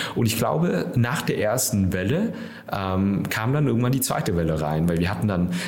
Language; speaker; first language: German; early bilingual, other home language; Vietnamese